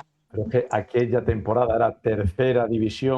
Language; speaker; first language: Spanish; native; Spanish